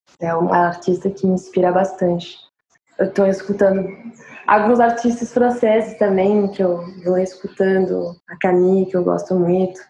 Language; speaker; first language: Portuguese; non-native, fluent; French